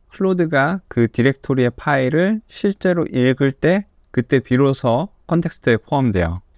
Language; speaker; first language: Korean; native; Korean